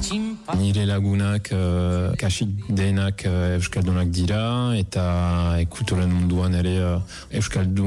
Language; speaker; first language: Basque; non-native, fluent; Italian